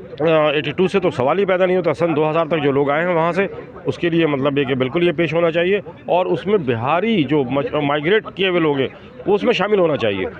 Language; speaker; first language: Urdu; native; Urdu